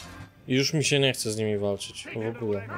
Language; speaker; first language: Polish; native; Polish